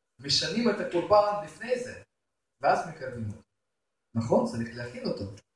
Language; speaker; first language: Hebrew; non-native, fluent; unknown